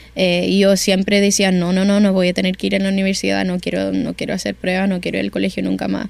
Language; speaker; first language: Spanish; early bilingual, heritage; Spanish